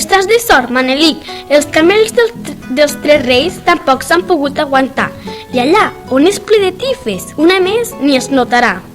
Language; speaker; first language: Catalan; native; Catalan